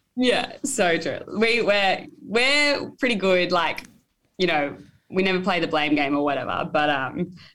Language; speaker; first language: English; native; English